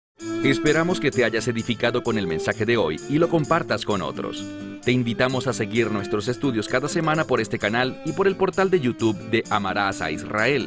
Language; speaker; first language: Spanish; native; Spanish